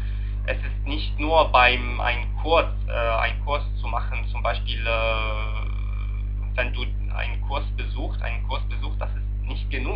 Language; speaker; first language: German; non-native, learner; Arabic